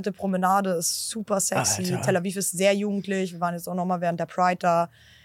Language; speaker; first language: German; native; German